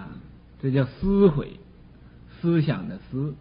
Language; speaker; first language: Chinese; native; Chinese